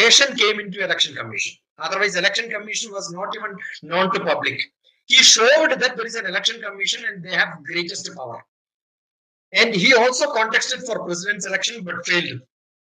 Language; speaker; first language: English; non-native, local second language; Malayalam